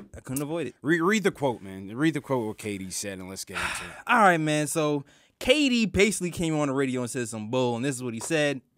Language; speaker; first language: English; native; English